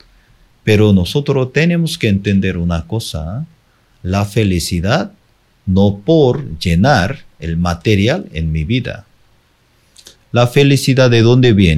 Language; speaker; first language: Spanish; non-native, fluent; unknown